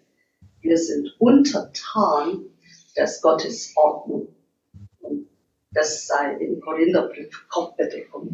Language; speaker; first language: German; non-native, learner; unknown